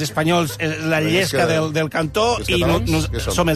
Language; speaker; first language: Catalan; native; Catalan